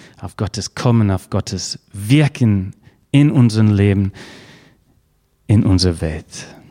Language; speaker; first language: German; non-native, fluent; English